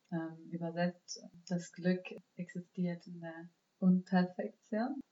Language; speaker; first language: German; native; German